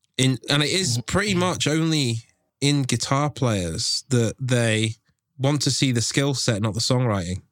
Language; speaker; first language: English; native; English